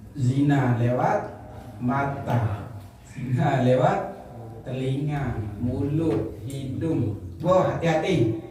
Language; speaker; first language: Indonesian; native; Indonesian